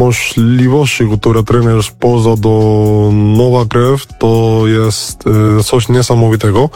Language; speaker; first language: Polish; non-native, fluent; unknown